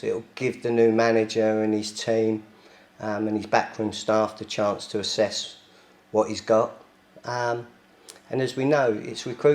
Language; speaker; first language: English; native; English